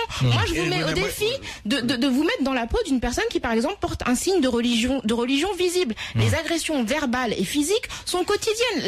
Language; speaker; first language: French; native; French